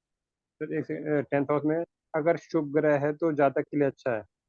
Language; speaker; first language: Hindi; native; Hindi